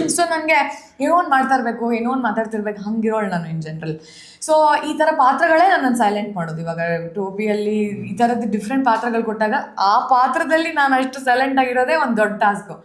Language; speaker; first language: Kannada; native; Kannada